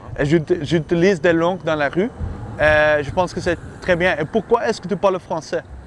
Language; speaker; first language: French; non-native, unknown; Dutch